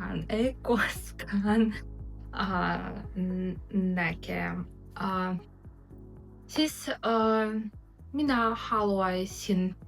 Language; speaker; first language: Finnish; non-native, learner; Russian